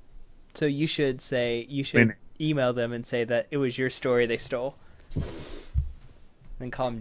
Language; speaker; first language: English; native; English